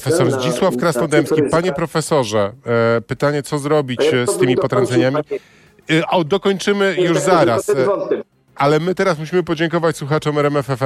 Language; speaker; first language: Polish; native; Polish